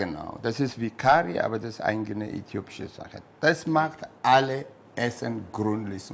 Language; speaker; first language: German; non-native, learner; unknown